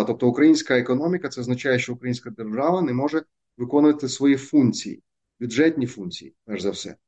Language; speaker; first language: Ukrainian; native; Ukrainian